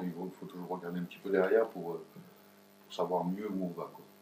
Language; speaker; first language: French; native; French